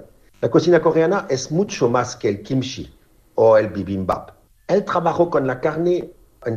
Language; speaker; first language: Spanish; non-native, fluent; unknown